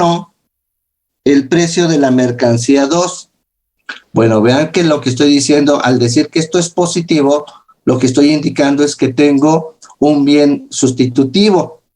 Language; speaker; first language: Spanish; native; Spanish